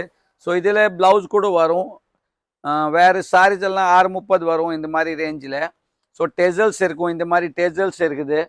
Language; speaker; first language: Tamil; non-native, fluent; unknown